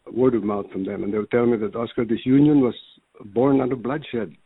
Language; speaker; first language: English; early bilingual, other home language; Filipino